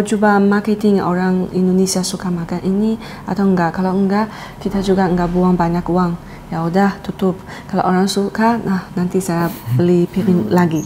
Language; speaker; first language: Indonesian; non-native, learner; Chinese